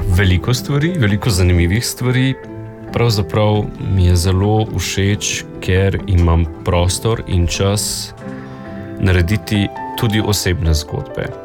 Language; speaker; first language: Slovenian; native; Slovenian